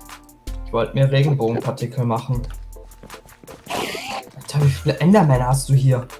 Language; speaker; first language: German; native; German